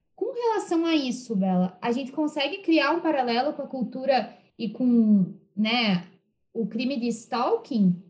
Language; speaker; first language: Portuguese; native; Portuguese